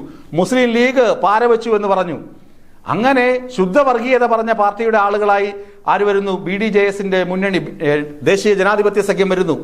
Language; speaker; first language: Malayalam; native; Malayalam